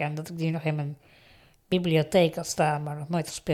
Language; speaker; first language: Dutch; native; Dutch